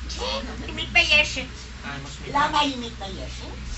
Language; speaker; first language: Hebrew; non-native, fluent; German